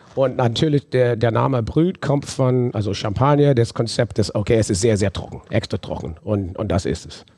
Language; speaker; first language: German; non-native, fluent; English